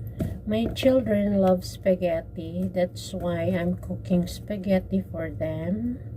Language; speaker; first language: English; non-native, local second language; Filipino